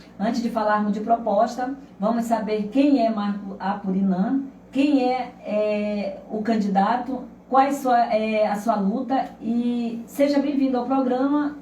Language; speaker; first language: Portuguese; native; Portuguese